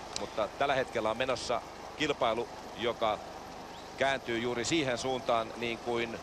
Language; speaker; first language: Finnish; native; Finnish